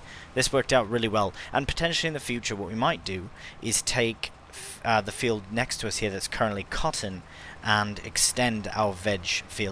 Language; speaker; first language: English; native; English